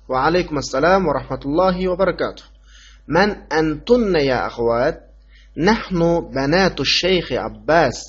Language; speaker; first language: Arabic; non-native, fluent; Uyghur